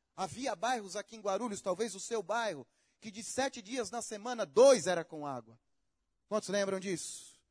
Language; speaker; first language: Portuguese; native; Portuguese